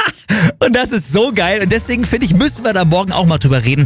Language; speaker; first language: German; native; German